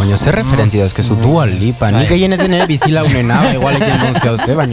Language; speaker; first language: Basque; native; Basque